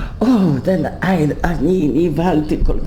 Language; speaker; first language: Hebrew; non-native, fluent; Polish